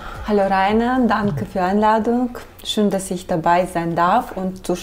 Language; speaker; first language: German; non-native, learner; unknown